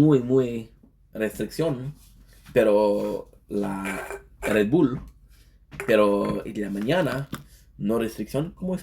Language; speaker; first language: Spanish; non-native, learner; English